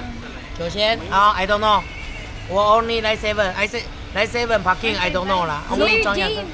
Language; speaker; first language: English; non-native, learner; Chinese